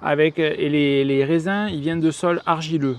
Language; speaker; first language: French; native; French